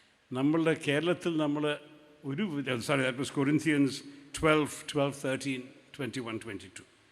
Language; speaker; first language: English; non-native, local second language; Malayalam